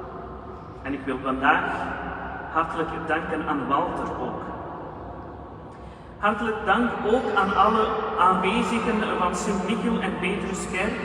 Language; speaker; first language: Dutch; non-native, fluent; Urdu